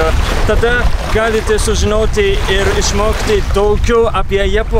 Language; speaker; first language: Lithuanian; non-native, learner; Japanese